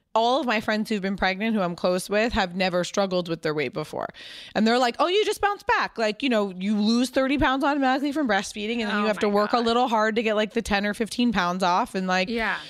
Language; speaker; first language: English; native; English